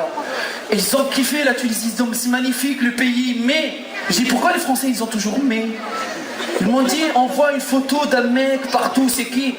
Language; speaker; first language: French; non-native, local second language; Arabic